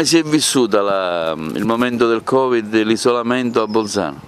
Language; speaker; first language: Italian; native; Italian